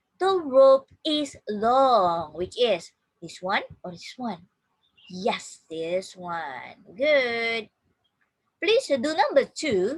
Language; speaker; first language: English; non-native, fluent; Indonesian